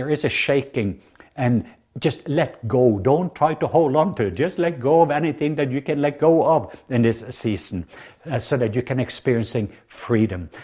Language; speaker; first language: English; non-native, fluent; Norwegian